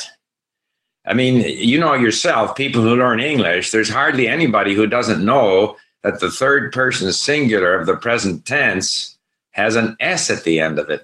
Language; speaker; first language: English; native; English